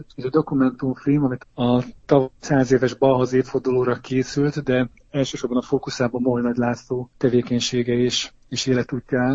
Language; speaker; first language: Hungarian; native; Hungarian